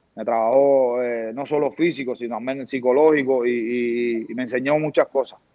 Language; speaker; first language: Spanish; native; Spanish